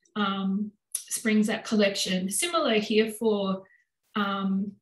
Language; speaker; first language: English; native; English